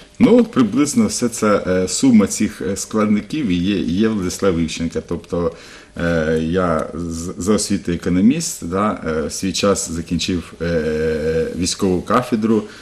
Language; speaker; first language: Ukrainian; non-native, local second language; Russian